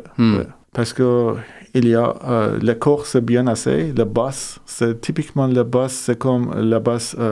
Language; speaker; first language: French; non-native, fluent; Persian